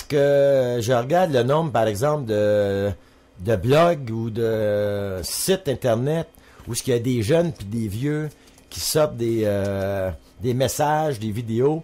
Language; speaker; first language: French; native; French